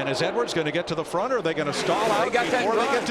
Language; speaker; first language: English; native; English